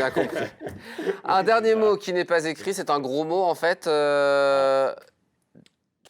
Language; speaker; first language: French; native; French